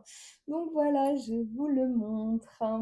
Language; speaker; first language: French; native; French